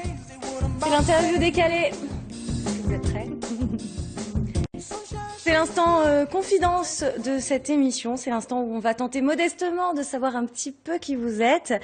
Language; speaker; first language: French; native; French